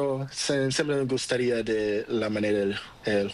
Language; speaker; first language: Spanish; non-native, learner; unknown